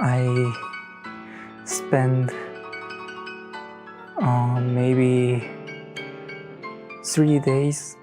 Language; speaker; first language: English; non-native, learner; Korean